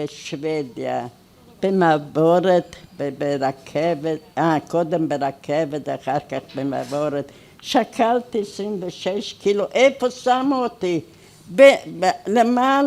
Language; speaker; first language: Hebrew; non-native, fluent; Hungarian